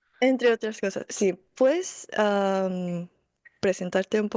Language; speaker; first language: Spanish; non-native, fluent; Korean